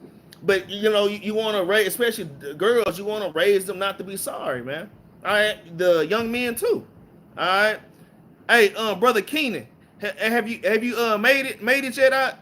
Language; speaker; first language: English; native; English